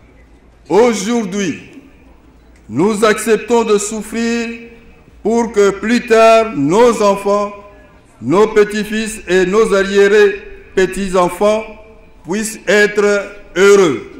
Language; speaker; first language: French; non-native, local second language; Lingala